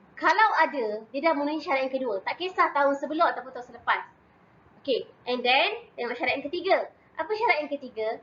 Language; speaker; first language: Malay; native; Malay